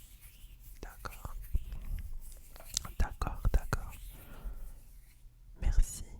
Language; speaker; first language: French; non-native, fluent; English